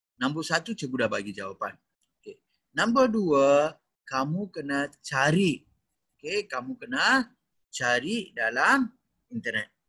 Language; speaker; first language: Malay; native; Malay